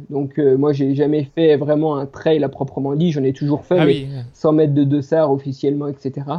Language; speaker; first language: French; native; French